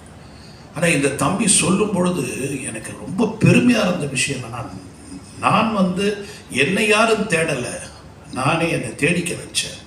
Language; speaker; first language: Tamil; native; Tamil